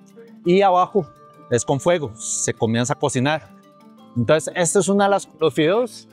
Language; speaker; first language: Spanish; early bilingual, other home language; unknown